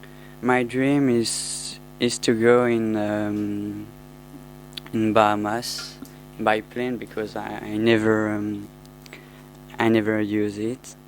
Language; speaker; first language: English; non-native, learner; French